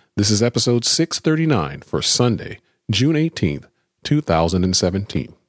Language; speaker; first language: English; native; English